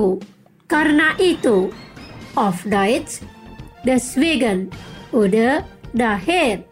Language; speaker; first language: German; non-native, fluent; Indonesian